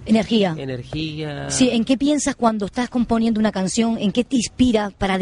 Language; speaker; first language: Spanish; native; Spanish